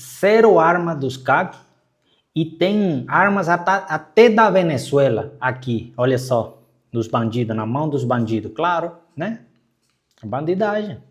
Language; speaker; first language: Portuguese; non-native, fluent; Spanish